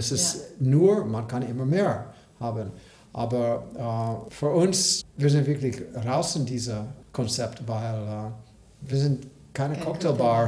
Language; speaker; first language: German; non-native, learner; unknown